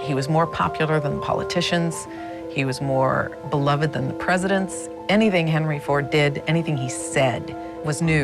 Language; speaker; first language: English; native; English